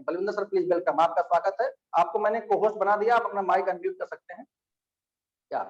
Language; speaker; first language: Hindi; native; Hindi